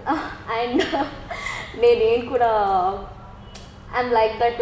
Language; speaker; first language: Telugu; non-native, learner; Kannada